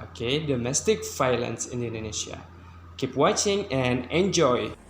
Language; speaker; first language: English; non-native, learner; Indonesian